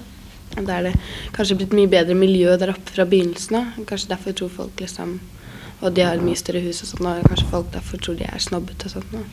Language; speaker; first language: Norwegian; native; Norwegian